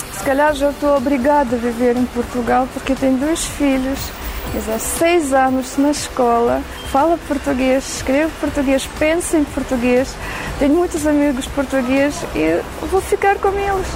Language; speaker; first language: Portuguese; non-native, fluent; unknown